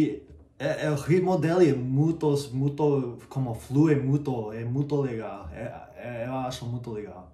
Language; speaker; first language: Portuguese; non-native, learner; English